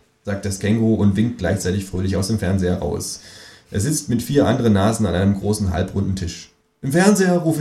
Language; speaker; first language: German; native; German